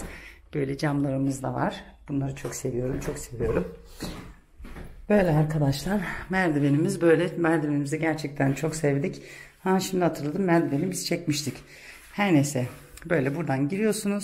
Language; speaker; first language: Turkish; early bilingual, heritage; Turkish